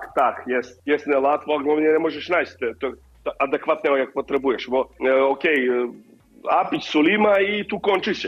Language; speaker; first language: Polish; non-native, learner; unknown